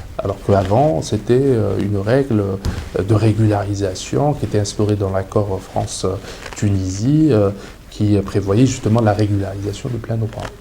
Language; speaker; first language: French; non-native, local second language; Arabic